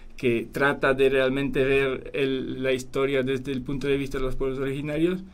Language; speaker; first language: Spanish; non-native, fluent; Polish